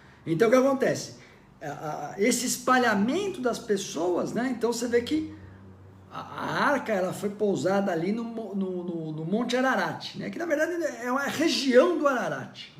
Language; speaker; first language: Portuguese; native; Portuguese